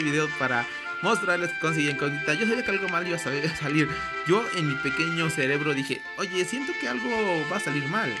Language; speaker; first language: Spanish; native; Spanish